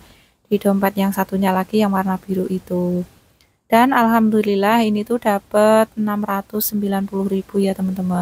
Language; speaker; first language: Indonesian; native; Indonesian